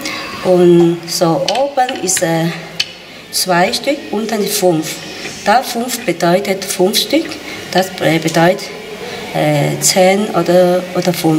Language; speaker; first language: German; non-native, learner; Chinese